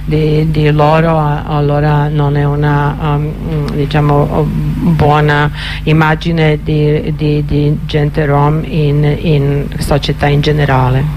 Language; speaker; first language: Italian; non-native, fluent; Serbian